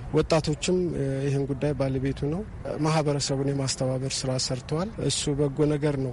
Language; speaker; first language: Amharic; native; Amharic